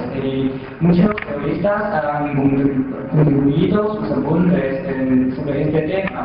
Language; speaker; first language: Spanish; non-native, fluent; Chinese